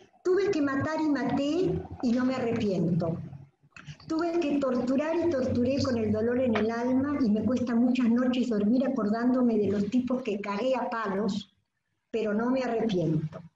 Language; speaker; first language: Spanish; native; Spanish